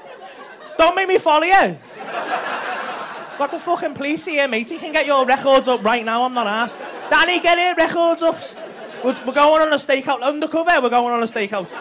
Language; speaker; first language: English; native; English